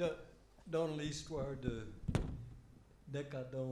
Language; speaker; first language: French; non-native, fluent; English